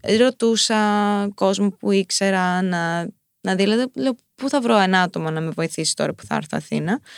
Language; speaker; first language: Greek; early bilingual, heritage; Greek